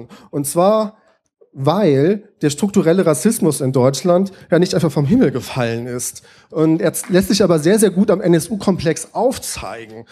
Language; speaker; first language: German; native; German